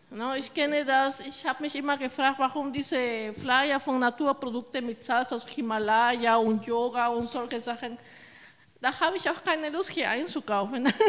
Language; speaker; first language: German; non-native, fluent; Spanish